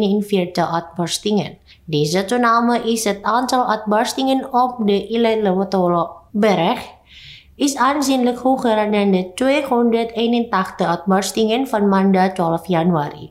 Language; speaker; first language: Dutch; non-native, fluent; Indonesian